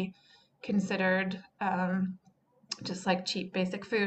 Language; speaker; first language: English; native; English